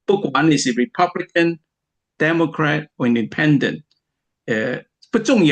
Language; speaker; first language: Chinese; native; Chinese